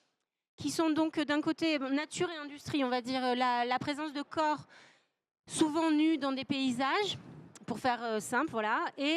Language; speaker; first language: French; native; French